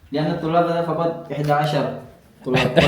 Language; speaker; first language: Arabic; non-native, learner; Indonesian